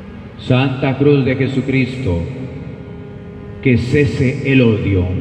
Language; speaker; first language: Spanish; native; Spanish